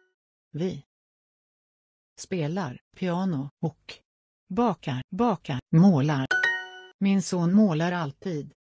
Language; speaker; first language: Swedish; non-native, learner; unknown